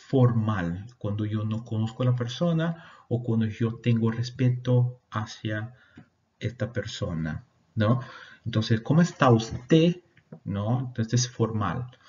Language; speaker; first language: Spanish; non-native, fluent; Portuguese